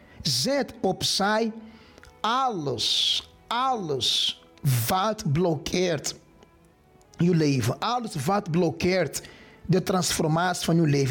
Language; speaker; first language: Dutch; non-native, fluent; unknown